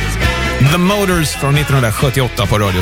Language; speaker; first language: Swedish; native; Swedish